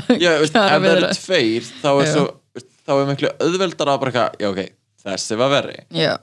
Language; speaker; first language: Icelandic; native; Icelandic